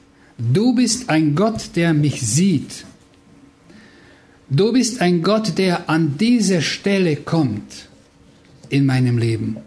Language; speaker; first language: German; non-native, fluent; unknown